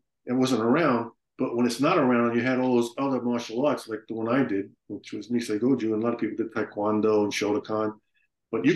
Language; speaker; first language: English; native; English